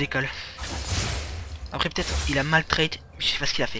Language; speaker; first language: French; native; French